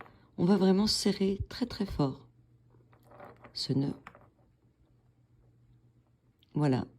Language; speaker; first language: French; native; French